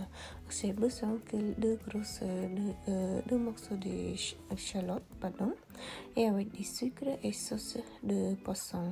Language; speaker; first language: French; non-native, fluent; Khmer